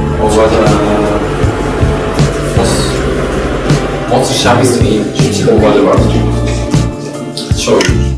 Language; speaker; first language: English; non-native, learner; Japanese